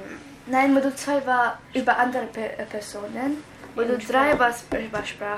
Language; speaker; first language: German; early bilingual, other home language; Croatian